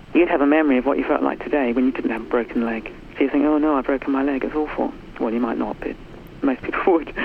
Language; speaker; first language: English; native; English